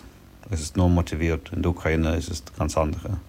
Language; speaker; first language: German; non-native, learner; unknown